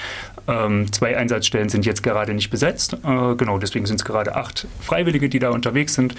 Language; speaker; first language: German; native; German